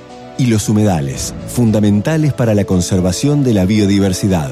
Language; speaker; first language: Spanish; native; Spanish